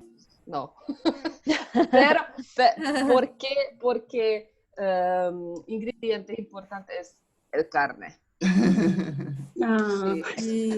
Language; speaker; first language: Spanish; non-native, learner; Hungarian